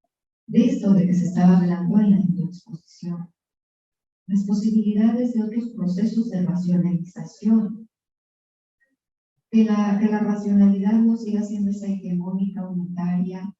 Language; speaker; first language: Spanish; native; Spanish